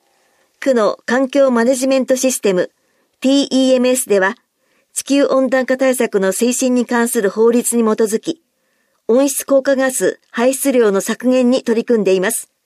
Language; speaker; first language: Japanese; native; Japanese